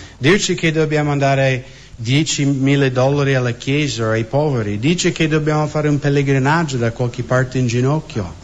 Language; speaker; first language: Italian; non-native, fluent; English